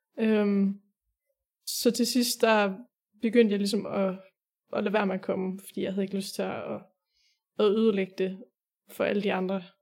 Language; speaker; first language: Danish; native; Danish